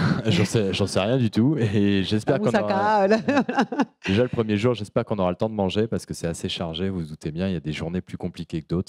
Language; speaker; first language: French; native; French